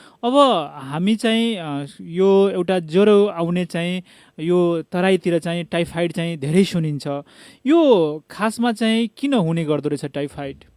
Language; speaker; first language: Nepali; non-native, local second language; Bhojpuri